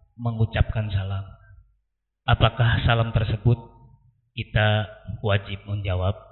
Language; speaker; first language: Indonesian; native; Indonesian